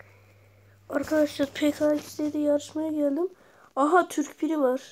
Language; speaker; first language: Turkish; native; Turkish